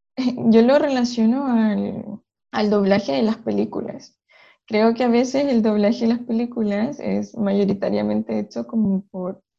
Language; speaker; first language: Spanish; native; Spanish